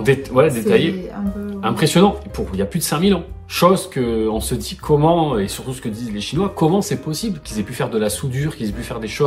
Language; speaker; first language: French; native; French